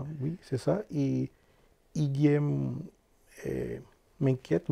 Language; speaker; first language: French; non-native, fluent; Spanish